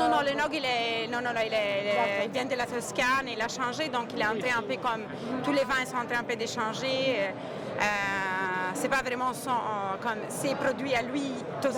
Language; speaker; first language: French; non-native, fluent; Italian